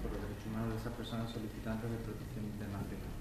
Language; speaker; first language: Spanish; native; Spanish